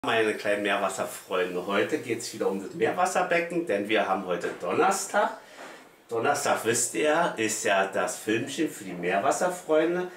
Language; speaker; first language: German; native; German